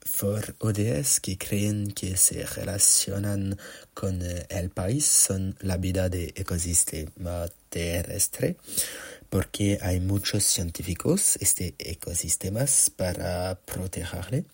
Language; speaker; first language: Spanish; non-native, learner; French